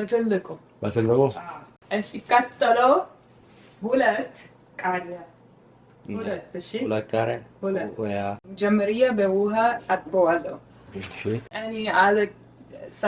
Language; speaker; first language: Amharic; non-native, learner; Arabic